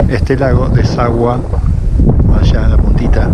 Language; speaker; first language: Spanish; native; Spanish